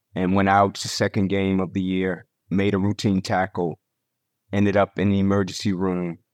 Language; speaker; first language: English; native; English